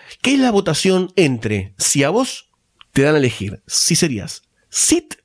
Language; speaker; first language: Spanish; native; Spanish